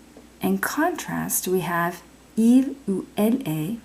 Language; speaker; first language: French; non-native, fluent; English